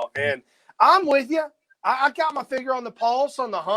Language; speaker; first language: English; native; English